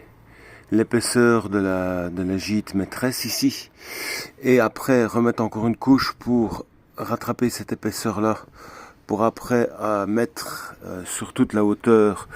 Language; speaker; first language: French; native; French